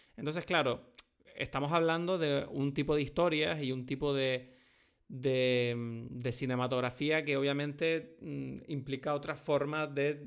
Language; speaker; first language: Spanish; non-native, fluent; French